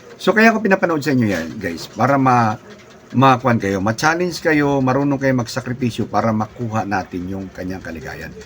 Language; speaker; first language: Filipino; non-native, local second language; Cebuano